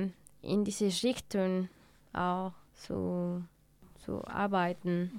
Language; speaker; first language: German; non-native, learner; Spanish